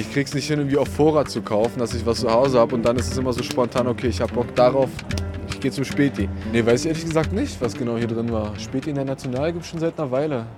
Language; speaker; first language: German; native; German